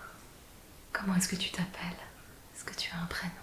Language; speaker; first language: French; native; French